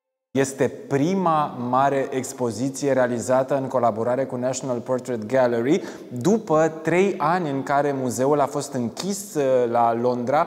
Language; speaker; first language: Romanian; native; Romanian